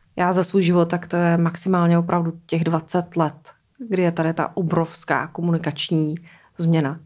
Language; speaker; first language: Czech; native; Czech